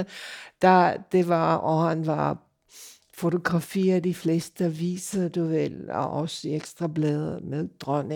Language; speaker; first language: Danish; non-native, fluent; English